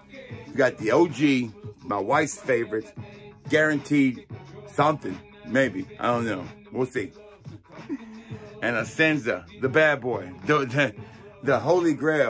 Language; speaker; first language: English; native; English